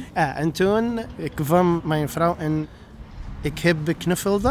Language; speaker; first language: Dutch; non-native, learner; Arabic